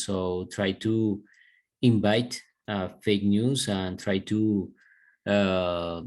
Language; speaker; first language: English; non-native, learner; Spanish